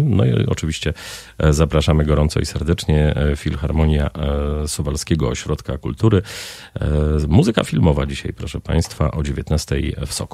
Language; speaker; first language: Polish; native; Polish